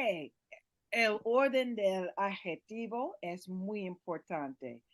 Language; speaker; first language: Spanish; non-native, learner; English